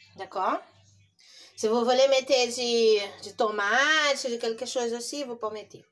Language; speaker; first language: French; non-native, learner; Portuguese